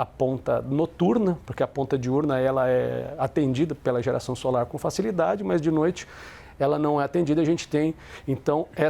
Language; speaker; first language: Portuguese; native; Portuguese